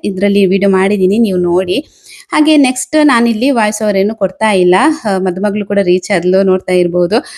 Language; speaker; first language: Kannada; non-native, local second language; Tulu